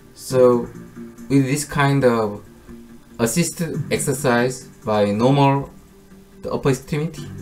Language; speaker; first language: English; non-native, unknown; Korean